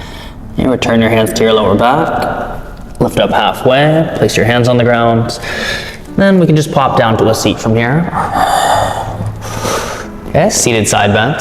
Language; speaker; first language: English; native; English